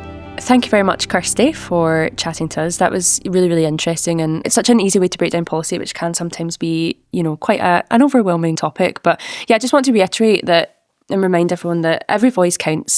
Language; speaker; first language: English; native; English